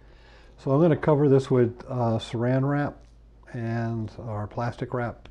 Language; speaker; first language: English; native; English